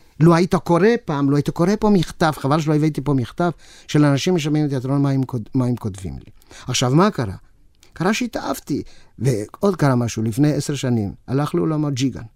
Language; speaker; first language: Hebrew; non-native, fluent; Yiddish